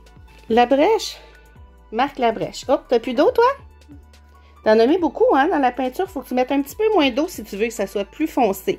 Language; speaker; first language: French; native; French